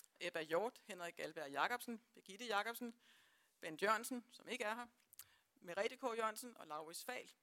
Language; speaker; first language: Danish; native; Danish